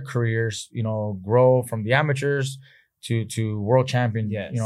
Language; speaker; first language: English; native; English